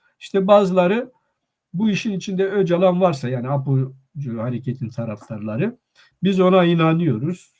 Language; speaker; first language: Turkish; non-native, local second language; Kurdish